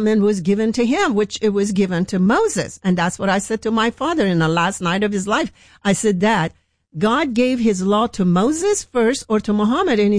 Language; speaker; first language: English; non-native, fluent; Persian